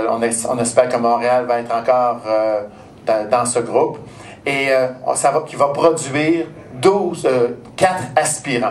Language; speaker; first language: French; native; French